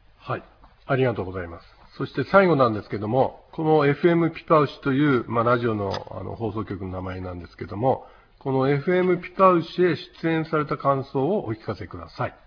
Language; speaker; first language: Japanese; native; Japanese